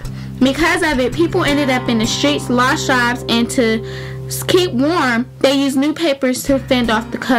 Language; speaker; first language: English; native; English